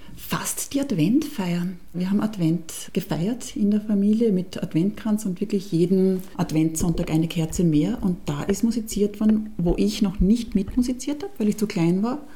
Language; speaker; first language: German; native; German